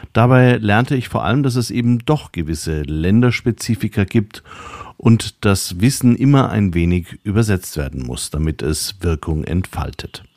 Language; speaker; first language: German; native; German